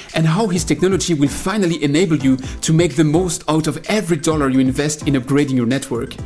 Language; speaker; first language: English; non-native, fluent; French